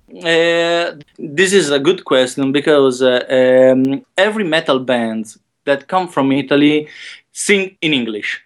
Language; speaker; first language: English; non-native, learner; Italian